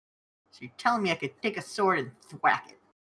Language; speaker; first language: English; native; English